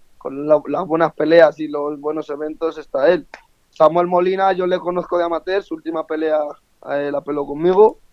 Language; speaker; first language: Spanish; native; Spanish